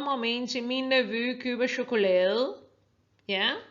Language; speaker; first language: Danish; non-native, fluent; Portuguese